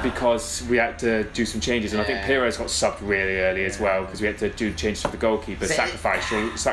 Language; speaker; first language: English; native; English